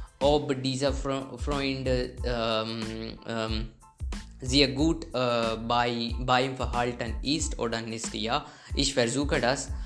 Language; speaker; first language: German; non-native, learner; Hindi